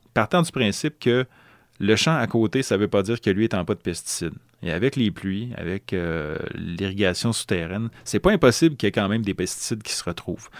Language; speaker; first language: French; native; French